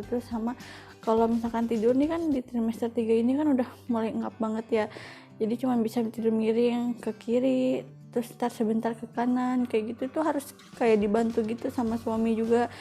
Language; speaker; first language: Indonesian; native; Indonesian